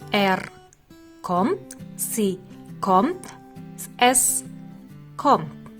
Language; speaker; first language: German; non-native, fluent; Indonesian